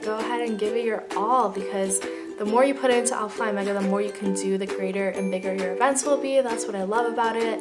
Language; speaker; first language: English; native; English